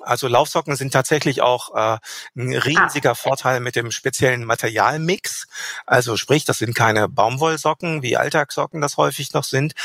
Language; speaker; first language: German; native; German